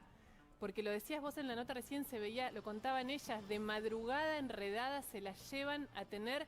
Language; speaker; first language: Spanish; native; Spanish